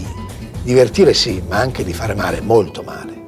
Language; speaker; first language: Italian; native; Italian